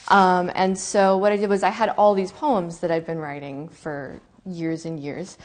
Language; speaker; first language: English; native; English